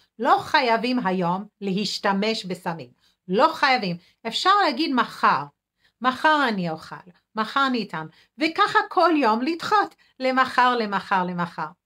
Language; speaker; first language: Hebrew; non-native, fluent; English